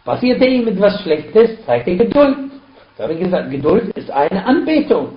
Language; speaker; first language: German; non-native, fluent; Arabic